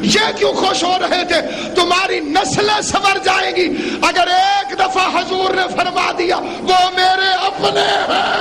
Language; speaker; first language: Urdu; non-native, local second language; Punjabi